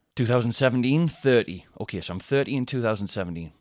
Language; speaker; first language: English; native; English